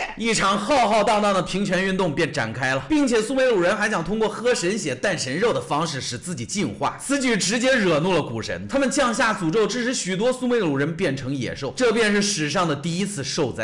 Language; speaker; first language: Chinese; native; Chinese